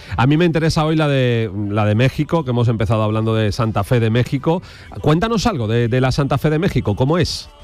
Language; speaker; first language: Spanish; native; Spanish